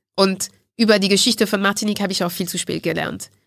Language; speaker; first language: German; non-native, fluent; French